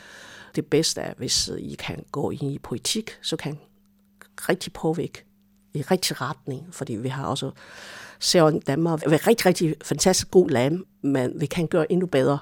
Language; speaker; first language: Danish; non-native, fluent; Chinese